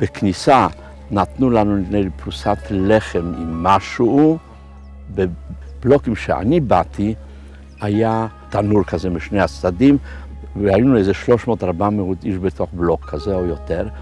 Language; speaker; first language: Hebrew; non-native, fluent; Polish